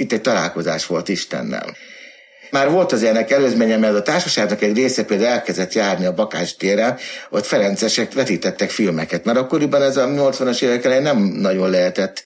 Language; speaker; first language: Hungarian; native; Hungarian